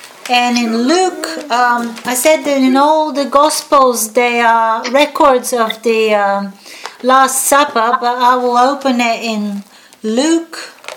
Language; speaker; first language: English; non-native, fluent; Bulgarian